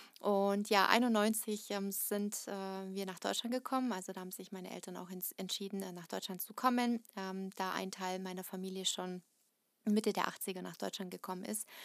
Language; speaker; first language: German; early bilingual, other home language; Russian